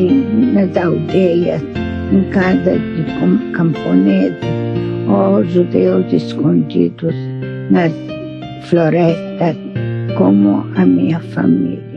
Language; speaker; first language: Portuguese; non-native, fluent; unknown